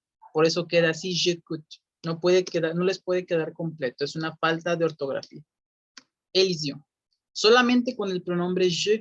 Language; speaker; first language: Spanish; native; Spanish